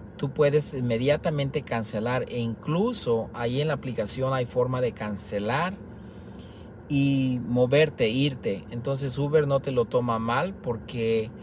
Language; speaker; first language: Spanish; native; Spanish